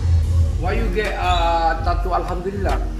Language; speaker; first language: English; non-native, learner; Indonesian